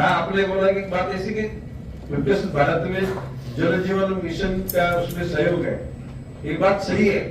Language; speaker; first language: Hindi; non-native, local second language; Marathi